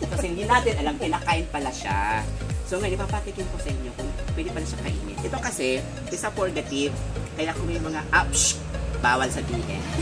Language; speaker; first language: Filipino; non-native, local second language; Bikol